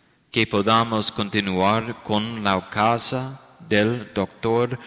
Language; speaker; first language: Spanish; non-native, fluent; English